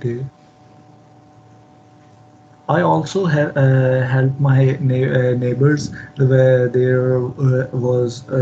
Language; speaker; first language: English; non-native, learner; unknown